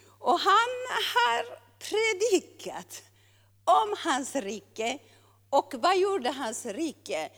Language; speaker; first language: Swedish; non-native, fluent; Tigrinya